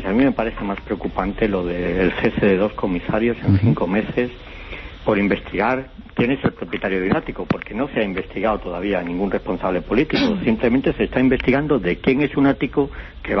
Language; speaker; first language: Spanish; native; Spanish